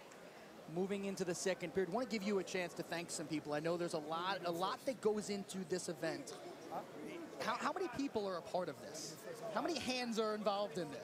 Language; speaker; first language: English; native; English